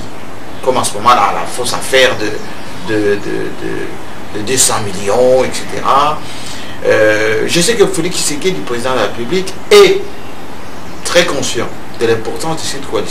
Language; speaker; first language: French; non-native, local second language; Luba-Lulua